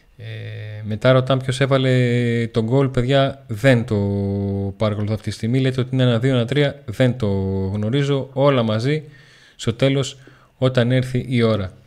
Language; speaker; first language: Greek; native; Greek